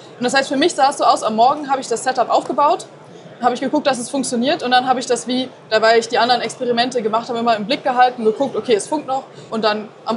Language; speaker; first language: German; native; German